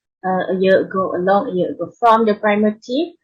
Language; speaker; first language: English; non-native, learner; Malay